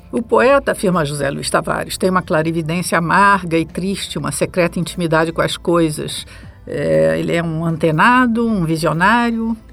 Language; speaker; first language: Portuguese; native; Portuguese